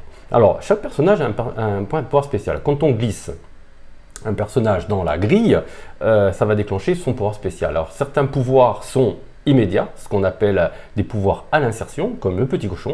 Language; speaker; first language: French; native; French